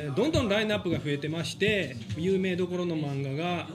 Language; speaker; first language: Japanese; native; Japanese